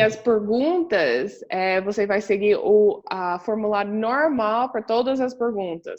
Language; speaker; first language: Portuguese; non-native, fluent; English